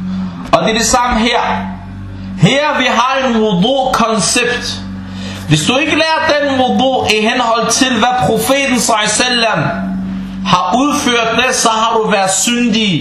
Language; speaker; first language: Danish; early bilingual, other home language; Arabic